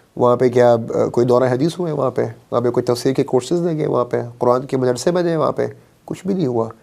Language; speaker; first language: Urdu; early bilingual, heritage; Urdu